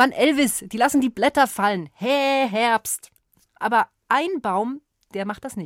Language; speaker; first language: German; native; German